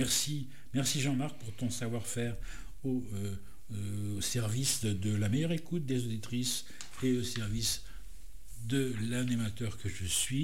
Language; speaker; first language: French; native; French